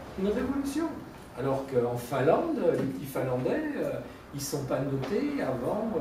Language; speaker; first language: French; native; French